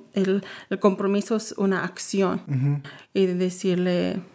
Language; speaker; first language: Spanish; early bilingual, heritage; Spanish